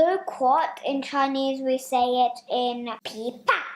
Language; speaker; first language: English; non-native, fluent; Chinese